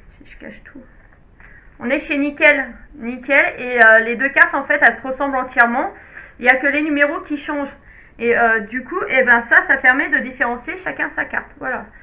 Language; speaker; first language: French; native; French